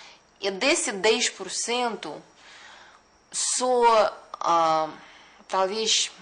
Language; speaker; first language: Portuguese; non-native, fluent; Russian